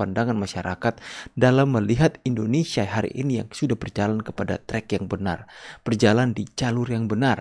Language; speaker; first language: Indonesian; native; Indonesian